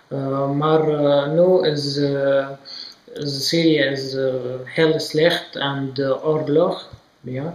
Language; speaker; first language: Dutch; non-native, learner; Arabic